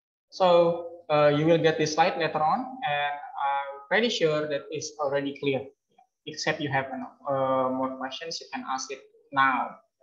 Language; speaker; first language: English; non-native, fluent; Indonesian